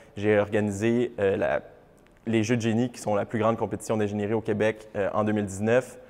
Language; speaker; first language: French; native; French